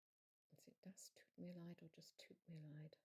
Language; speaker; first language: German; non-native, learner; English